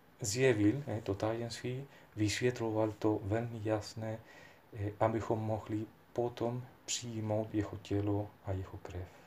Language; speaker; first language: Czech; non-native, fluent; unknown